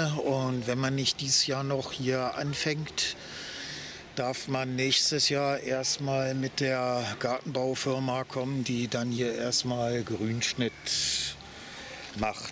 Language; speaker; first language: German; native; German